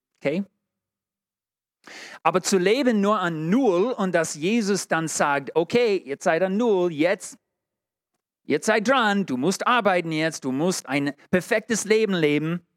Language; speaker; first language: German; non-native, fluent; English